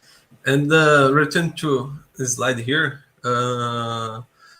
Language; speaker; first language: English; non-native, learner; Portuguese